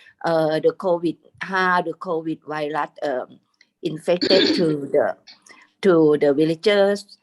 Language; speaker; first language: English; non-native, fluent; Thai